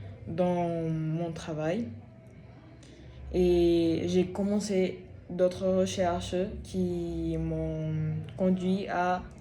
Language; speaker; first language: French; non-native, fluent; Spanish